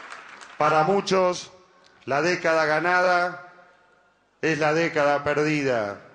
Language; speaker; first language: Spanish; native; Spanish